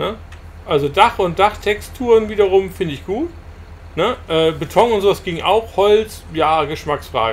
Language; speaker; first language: German; native; German